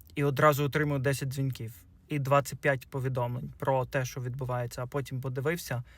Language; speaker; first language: Ukrainian; early bilingual, heritage; Ukrainian